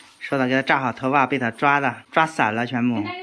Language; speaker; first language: Chinese; native; Chinese